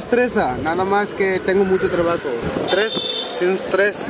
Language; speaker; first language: Spanish; non-native, learner; Hindi